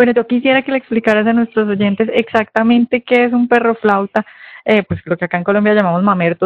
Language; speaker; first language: Spanish; native; Spanish